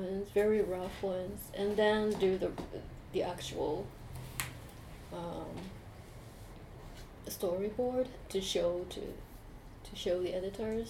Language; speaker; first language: English; non-native, fluent; Japanese